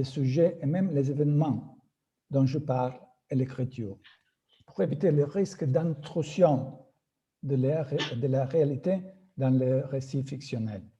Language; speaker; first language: French; non-native, fluent; Italian